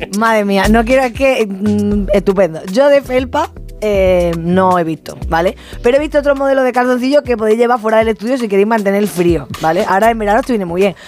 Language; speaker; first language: Spanish; native; Spanish